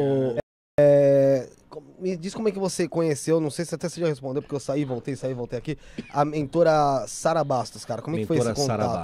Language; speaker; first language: Portuguese; native; Portuguese